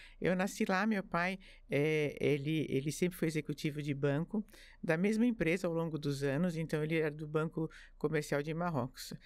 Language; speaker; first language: Portuguese; early bilingual, other home language; French